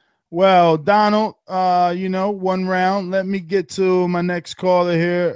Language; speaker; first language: English; native; English